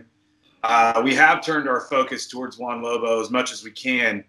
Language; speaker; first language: English; native; English